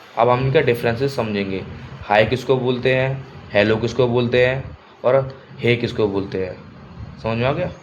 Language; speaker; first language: Hindi; native; Hindi